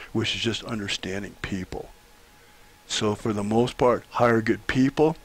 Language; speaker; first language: English; native; English